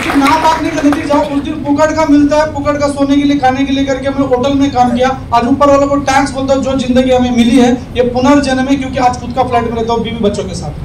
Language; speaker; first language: Hindi; non-native, local second language; Kannada